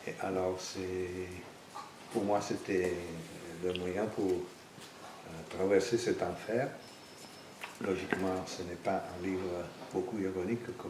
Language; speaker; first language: French; non-native, fluent; Italian